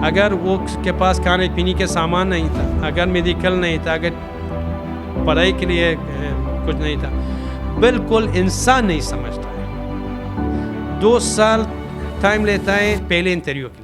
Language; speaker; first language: Hindi; non-native, fluent; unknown